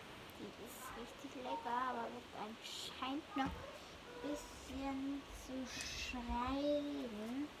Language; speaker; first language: German; early bilingual, heritage; German